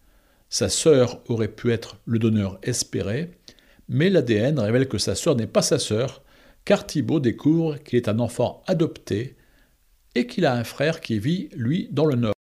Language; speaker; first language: French; native; French